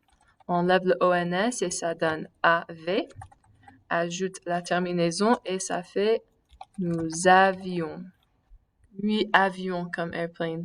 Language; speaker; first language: French; non-native, fluent; English